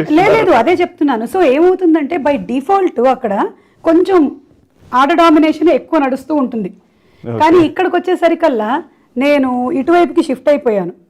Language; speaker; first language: Telugu; non-native, local second language; Malayalam